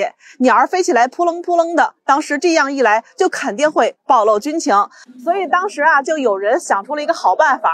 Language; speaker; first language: Chinese; native; Chinese